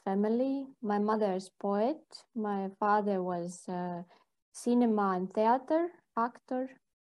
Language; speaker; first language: English; non-native, learner; Latvian